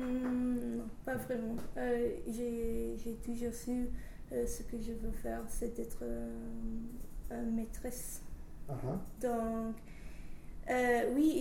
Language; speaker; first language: French; non-native, learner; English